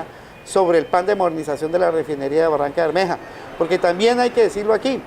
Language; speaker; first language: Spanish; native; Spanish